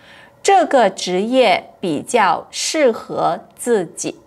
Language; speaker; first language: Chinese; non-native, fluent; Portuguese